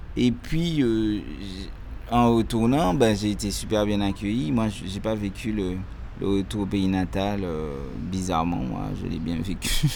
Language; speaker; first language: French; non-native, local second language; Haitian Creole